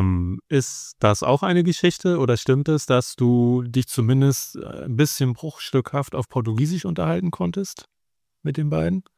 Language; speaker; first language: German; native; German